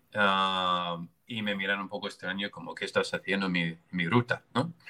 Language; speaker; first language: Spanish; non-native, fluent; English